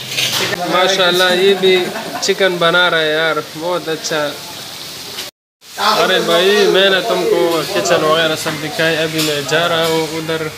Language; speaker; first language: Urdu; non-native, local second language; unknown